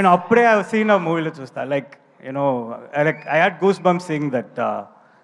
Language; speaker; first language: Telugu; non-native, learner; Tamil